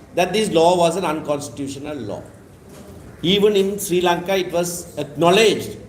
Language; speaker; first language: English; non-native, local second language; Tamil